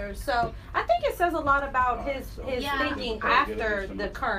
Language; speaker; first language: English; native; English